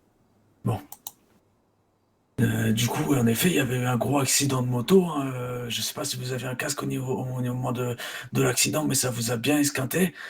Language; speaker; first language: French; native; French